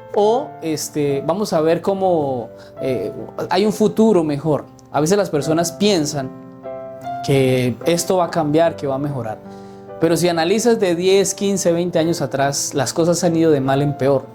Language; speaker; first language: Spanish; native; Spanish